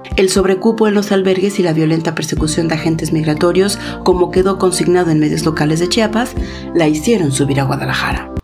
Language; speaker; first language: Spanish; native; Spanish